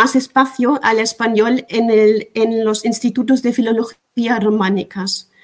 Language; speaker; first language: Spanish; non-native, fluent; German